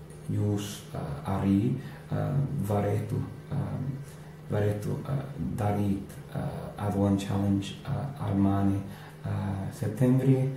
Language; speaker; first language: Latvian; non-native, learner; English